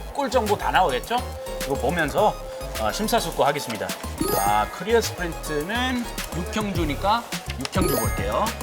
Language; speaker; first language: Korean; non-native, fluent; English